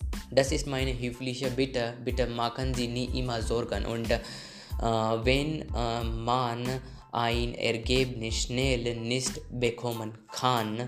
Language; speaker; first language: German; non-native, learner; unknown